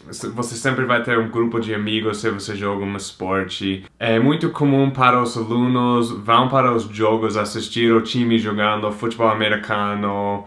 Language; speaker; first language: Portuguese; non-native, fluent; English